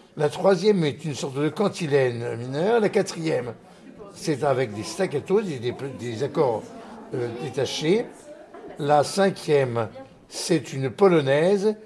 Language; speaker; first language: French; native; French